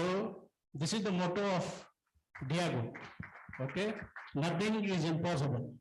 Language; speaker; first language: English; non-native, fluent; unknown